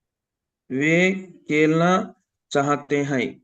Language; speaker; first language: Hindi; non-native, learner; Telugu